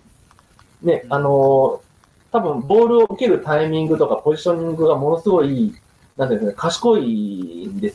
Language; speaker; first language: Japanese; native; Japanese